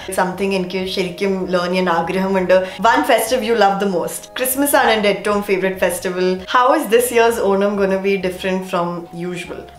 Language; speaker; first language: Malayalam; early bilingual, heritage; Malayalam